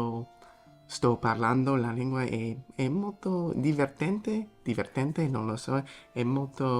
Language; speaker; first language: Italian; non-native, learner; English